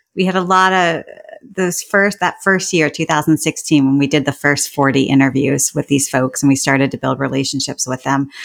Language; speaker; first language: English; native; English